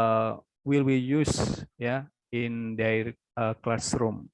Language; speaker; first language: English; non-native, local second language; Indonesian